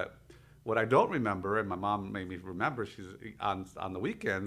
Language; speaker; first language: English; early bilingual, other home language; Spanish